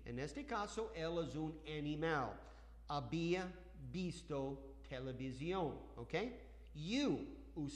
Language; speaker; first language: Spanish; non-native, learner; English